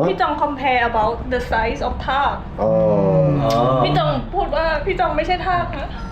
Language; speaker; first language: Thai; native; Thai